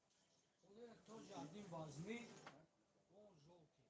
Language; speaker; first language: Russian; non-native, learner; Tajik